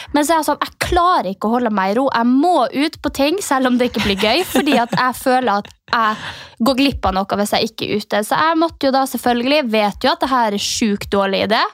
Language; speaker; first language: Norwegian; native; Norwegian